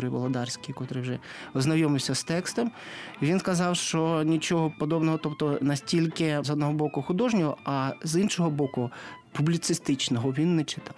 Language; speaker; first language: Ukrainian; non-native, local second language; Russian